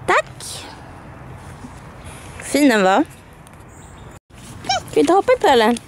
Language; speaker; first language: Swedish; native; Swedish